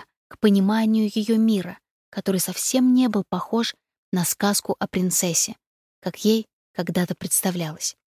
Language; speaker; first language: Russian; native; Russian